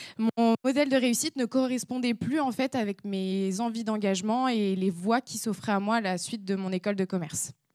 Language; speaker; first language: French; native; French